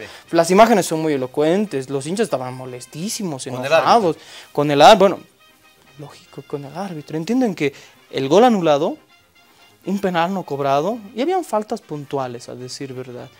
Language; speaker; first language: Spanish; native; Spanish